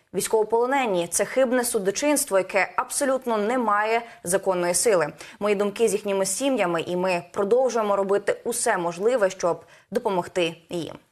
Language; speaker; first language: Ukrainian; native; Ukrainian